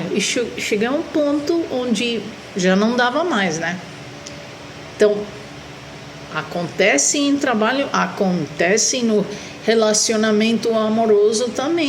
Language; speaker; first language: Portuguese; non-native, fluent; Spanish